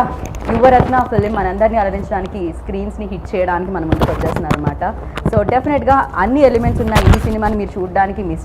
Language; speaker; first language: Telugu; native; Telugu